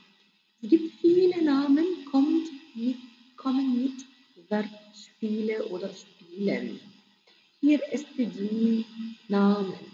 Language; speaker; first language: German; non-native, fluent; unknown